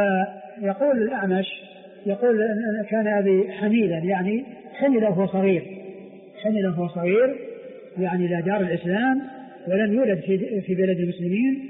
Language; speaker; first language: Arabic; native; Arabic